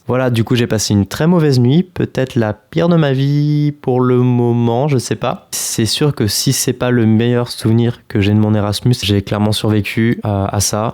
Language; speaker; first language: French; native; French